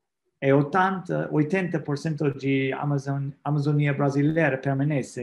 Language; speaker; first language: Portuguese; non-native, fluent; English